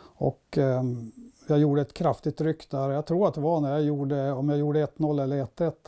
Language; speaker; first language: Swedish; native; Swedish